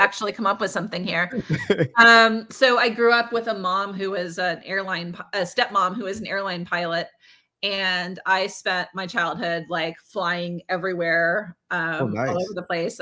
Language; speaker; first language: English; native; English